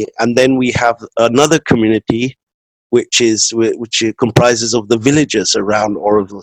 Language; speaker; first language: English; native; English